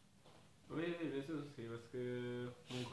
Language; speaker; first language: French; non-native, learner; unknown